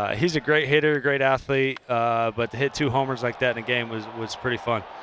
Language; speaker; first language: English; native; English